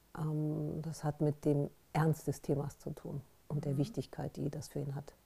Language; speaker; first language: German; native; German